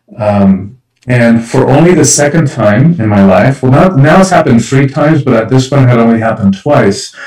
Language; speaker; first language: English; early bilingual, other home language; Spanish